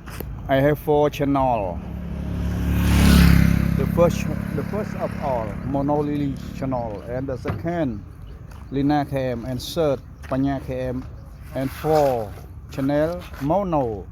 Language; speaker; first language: English; non-native, learner; Khmer